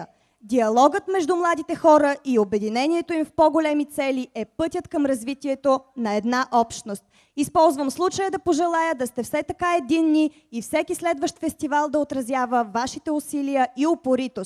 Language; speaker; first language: Bulgarian; native; Bulgarian